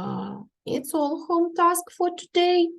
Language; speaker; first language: English; non-native, fluent; Ukrainian